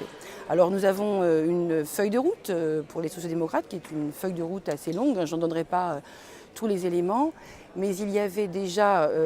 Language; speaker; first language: French; native; French